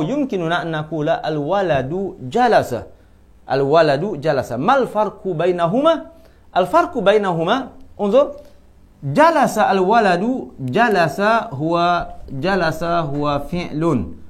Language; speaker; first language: Arabic; non-native, fluent; Malay